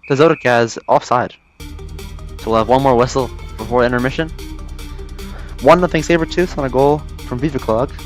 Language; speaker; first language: English; native; English